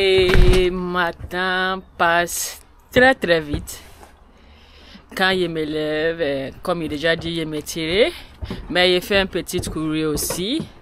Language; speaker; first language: French; non-native, learner; English